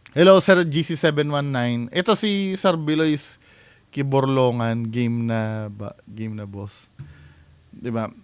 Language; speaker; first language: Filipino; native; Filipino